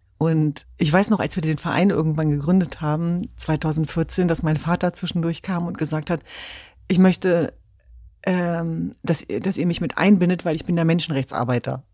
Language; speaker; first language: German; early bilingual, other home language; Kurdish